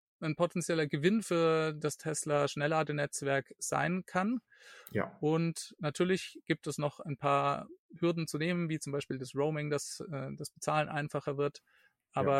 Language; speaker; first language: German; native; German